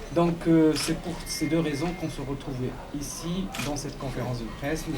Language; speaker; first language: French; non-native, local second language; Arabic